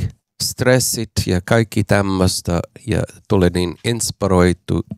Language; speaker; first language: Finnish; non-native, learner; English